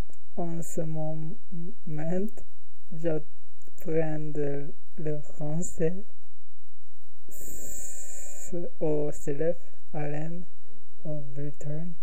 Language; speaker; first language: French; non-native, learner; Japanese